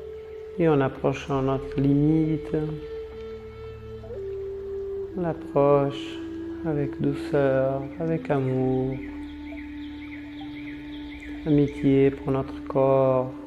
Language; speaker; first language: French; non-native, fluent; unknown